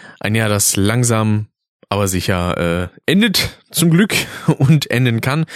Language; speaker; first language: German; native; German